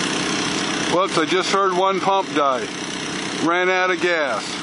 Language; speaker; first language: English; native; English